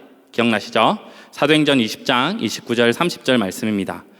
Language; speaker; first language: Korean; native; Korean